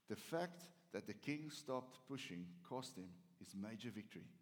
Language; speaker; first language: English; non-native, local second language; Afrikaans